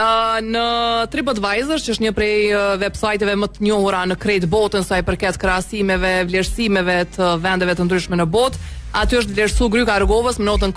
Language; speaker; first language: Albanian; native; Albanian